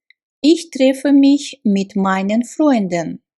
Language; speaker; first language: German; non-native, fluent; Russian